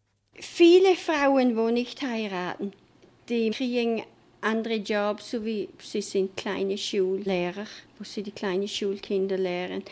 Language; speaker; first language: German; early bilingual, heritage; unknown